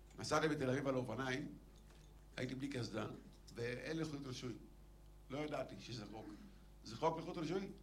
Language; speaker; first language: Hebrew; non-native, local second language; Arabic